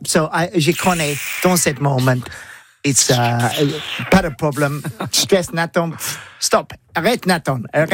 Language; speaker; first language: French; non-native, learner; English